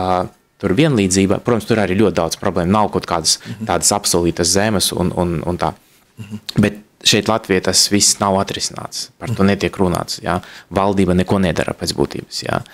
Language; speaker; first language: Latvian; non-native, local second language; Russian